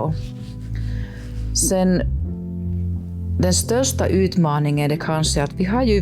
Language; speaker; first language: Swedish; non-native, local second language; Finnish